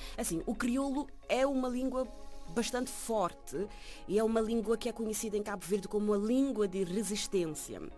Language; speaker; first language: Portuguese; non-native, local second language; Kabuverdianu